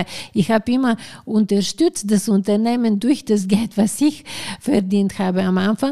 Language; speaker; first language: German; non-native, fluent; Bulgarian